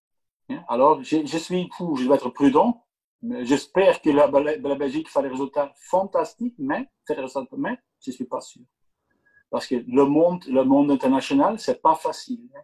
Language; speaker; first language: French; non-native, local second language; Dutch